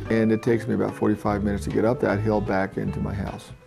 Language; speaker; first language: English; native; English